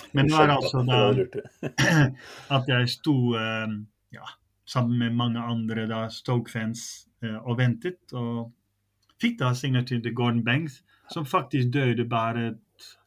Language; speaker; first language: Norwegian; non-native, fluent; Dutch